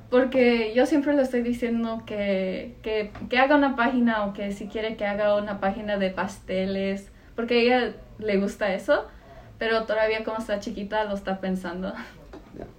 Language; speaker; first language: Spanish; early bilingual, heritage; Spanish